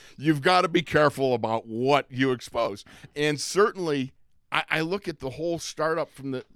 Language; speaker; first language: English; native; English